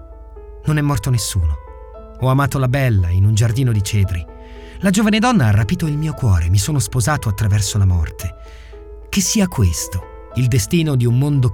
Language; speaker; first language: Italian; native; Italian